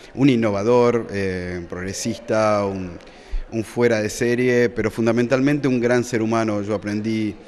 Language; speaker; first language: Spanish; native; Spanish